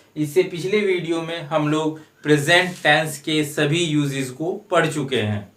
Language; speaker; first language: Hindi; native; Hindi